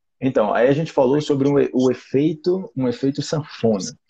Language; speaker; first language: Portuguese; native; Portuguese